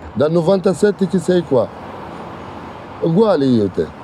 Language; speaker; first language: Italian; non-native, fluent; Arabic